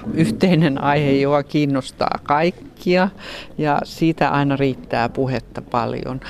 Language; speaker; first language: Finnish; native; Finnish